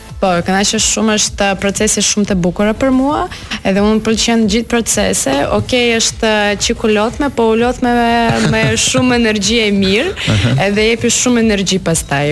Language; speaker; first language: Albanian; non-native, learner; Belarusian